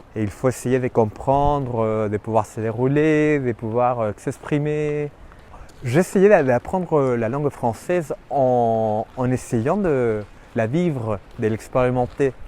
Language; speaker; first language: French; non-native, fluent; Spanish